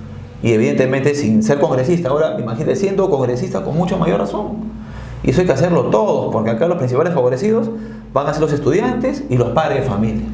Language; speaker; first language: Spanish; native; Spanish